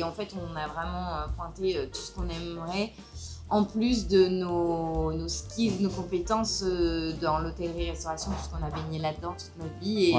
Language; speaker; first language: French; native; French